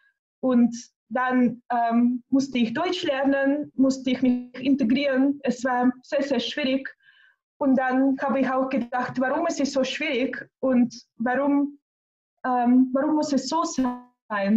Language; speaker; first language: German; non-native, fluent; Russian